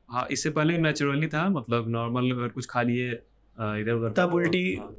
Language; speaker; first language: Hindi; native; Hindi